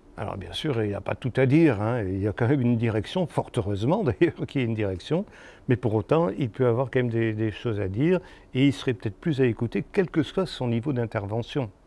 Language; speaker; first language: French; native; French